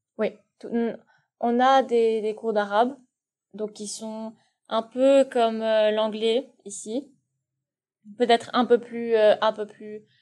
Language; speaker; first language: French; non-native, local second language; Arabic